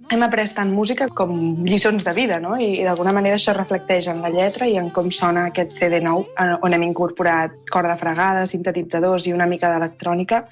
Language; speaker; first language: Catalan; native; Catalan